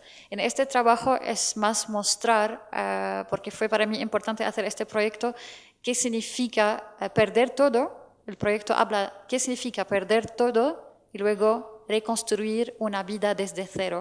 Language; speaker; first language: Spanish; non-native, fluent; Arabic